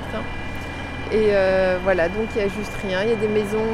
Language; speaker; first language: French; early bilingual, heritage; French